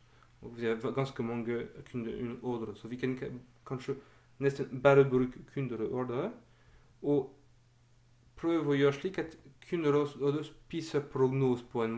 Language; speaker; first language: Norwegian; non-native, learner; Dutch